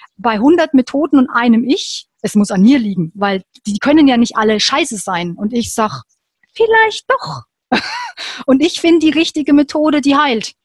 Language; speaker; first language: German; native; German